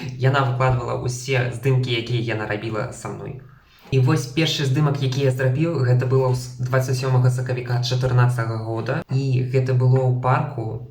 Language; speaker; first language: Belarusian; non-native, local second language; Russian